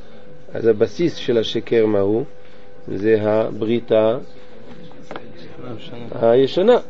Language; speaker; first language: Hebrew; non-native, fluent; French